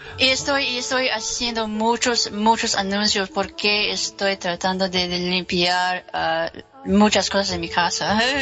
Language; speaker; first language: Spanish; non-native, learner; English